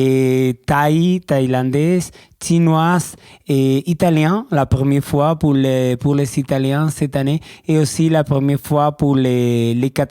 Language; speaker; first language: French; non-native, learner; Spanish